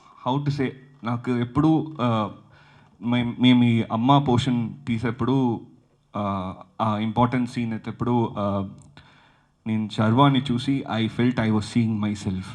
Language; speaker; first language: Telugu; early bilingual, heritage; Telugu